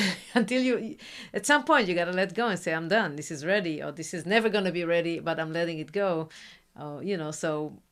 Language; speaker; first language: English; non-native, fluent; Hebrew